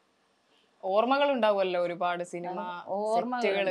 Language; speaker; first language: Malayalam; native; Malayalam